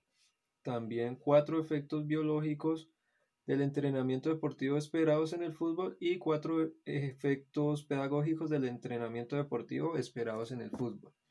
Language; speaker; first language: Spanish; native; Spanish